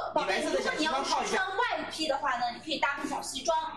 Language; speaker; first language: Chinese; native; Chinese